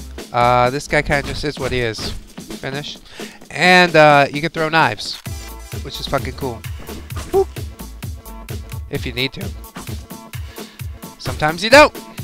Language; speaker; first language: English; native; English